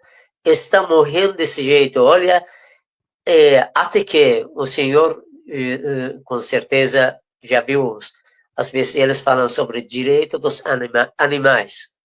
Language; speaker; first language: Portuguese; non-native, fluent; Persian